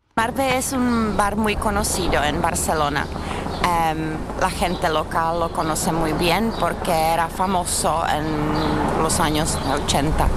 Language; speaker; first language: Spanish; non-native, fluent; Czech